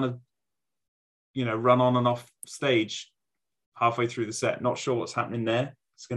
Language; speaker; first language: English; native; English